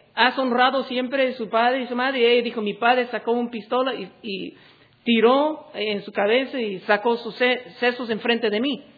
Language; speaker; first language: Spanish; non-native, fluent; English